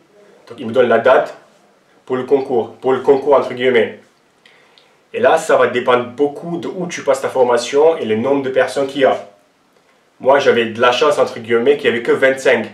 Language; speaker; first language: French; non-native, local second language; Armenian